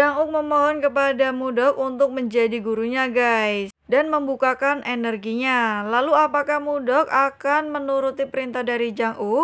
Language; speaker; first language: Indonesian; native; Indonesian